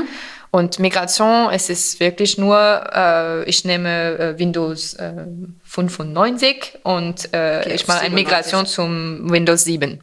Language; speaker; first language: German; non-native, fluent; French